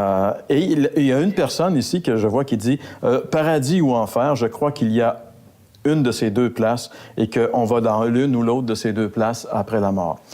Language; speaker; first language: French; native; French